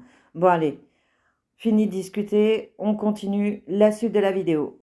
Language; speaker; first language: French; native; French